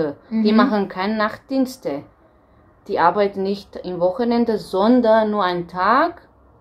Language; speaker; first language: German; non-native, fluent; Romanian